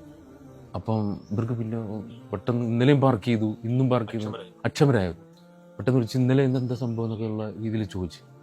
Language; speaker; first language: Malayalam; native; Malayalam